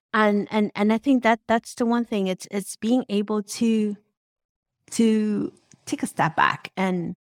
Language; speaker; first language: English; non-native, local second language; Cantonese